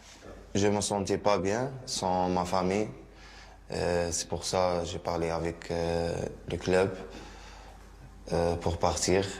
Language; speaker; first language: French; non-native, learner; Arabic